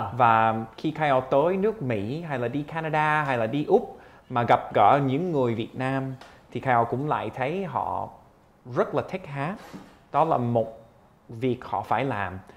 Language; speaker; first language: Vietnamese; non-native, fluent; English